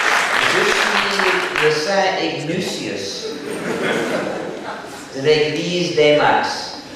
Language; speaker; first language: French; non-native, fluent; English